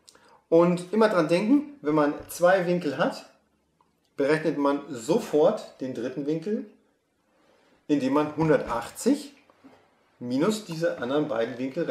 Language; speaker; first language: German; native; German